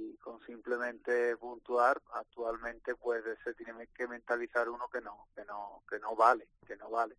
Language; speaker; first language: Spanish; native; Spanish